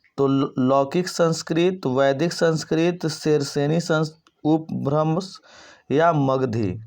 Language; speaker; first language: Hindi; native; Hindi